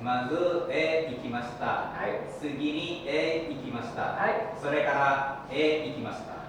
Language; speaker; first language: Japanese; non-native, learner; Indonesian